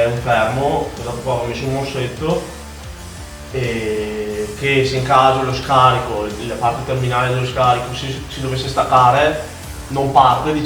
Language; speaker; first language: Italian; native; Italian